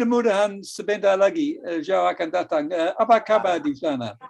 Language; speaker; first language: Indonesian; non-native, fluent; English